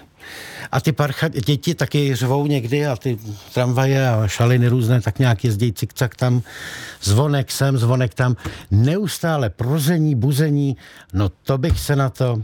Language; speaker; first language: Czech; native; Czech